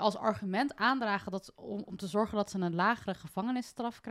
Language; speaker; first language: Dutch; native; Dutch